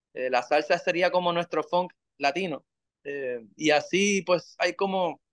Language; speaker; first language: Spanish; native; Spanish